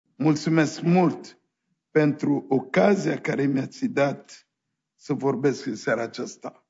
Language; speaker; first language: Romanian; non-native, fluent; French